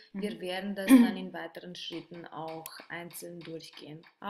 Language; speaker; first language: German; native; German